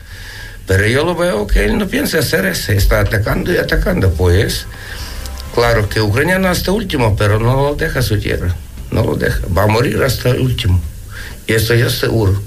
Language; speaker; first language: Spanish; non-native, learner; Ukrainian